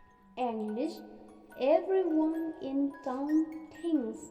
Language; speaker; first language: English; non-native, local second language; Khasi